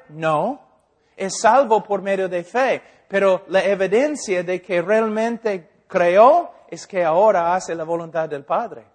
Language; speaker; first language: Spanish; non-native, fluent; English